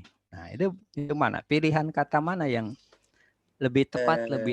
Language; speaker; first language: Indonesian; native; Indonesian